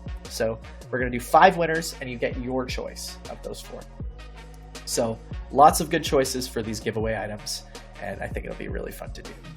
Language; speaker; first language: English; native; English